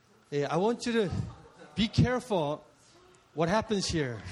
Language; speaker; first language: English; early bilingual, other home language; Korean